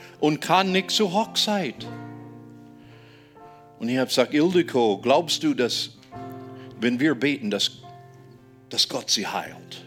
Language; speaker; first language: German; non-native, fluent; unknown